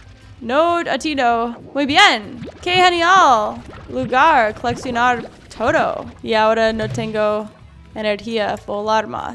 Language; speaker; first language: Spanish; non-native, learner; English